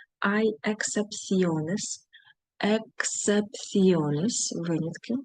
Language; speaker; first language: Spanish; non-native, fluent; Ukrainian